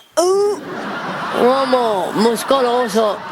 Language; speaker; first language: Italian; non-native, local second language; Sicilian